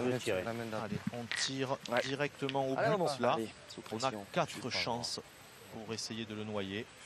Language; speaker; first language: French; native; French